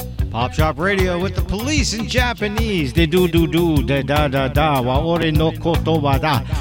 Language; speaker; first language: English; native; English